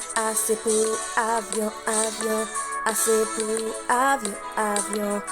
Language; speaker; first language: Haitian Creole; early bilingual, heritage; Haitian Creole